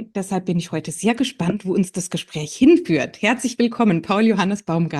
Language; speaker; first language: German; native; German